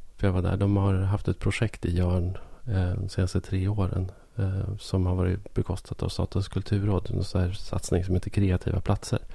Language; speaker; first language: Swedish; native; Swedish